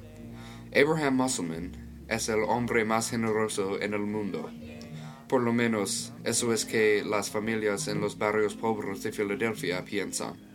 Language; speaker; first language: Spanish; non-native, learner; English